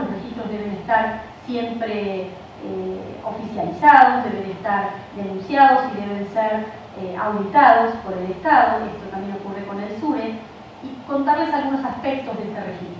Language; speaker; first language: Spanish; native; Spanish